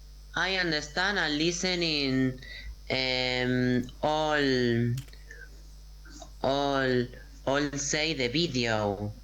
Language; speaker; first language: English; non-native, learner; Spanish